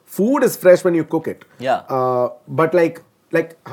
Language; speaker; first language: English; non-native, local second language; Malayalam